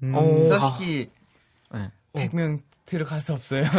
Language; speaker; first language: Korean; non-native, learner; Thai